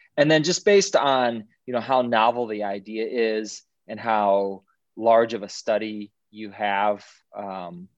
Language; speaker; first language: English; native; English